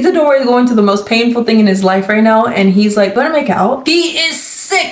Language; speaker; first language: English; native; English